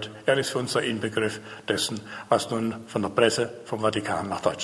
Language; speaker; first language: German; native; German